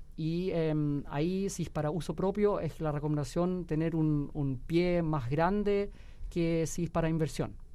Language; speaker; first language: Spanish; early bilingual, heritage; Spanish